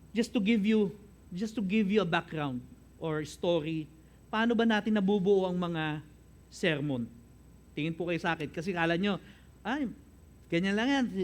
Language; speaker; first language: Filipino; native; Filipino